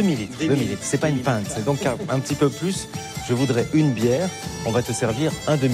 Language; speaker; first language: French; native; French